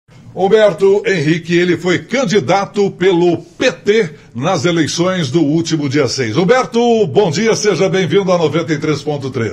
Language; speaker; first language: Portuguese; native; Portuguese